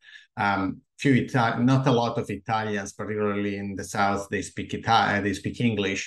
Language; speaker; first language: English; non-native, fluent; Italian